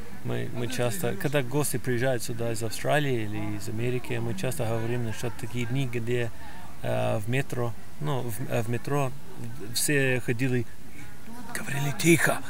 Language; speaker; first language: Russian; non-native, fluent; English